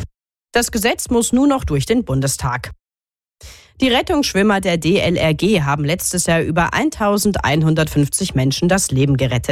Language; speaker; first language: German; native; German